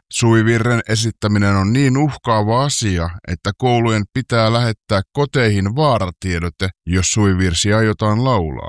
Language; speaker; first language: Finnish; native; Finnish